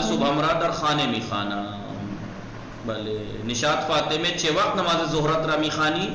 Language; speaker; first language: Persian; non-native, fluent; Urdu